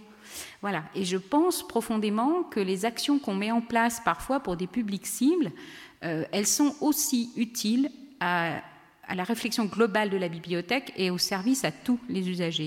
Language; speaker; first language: French; native; French